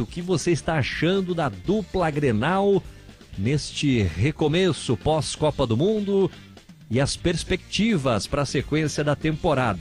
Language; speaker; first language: Portuguese; native; Portuguese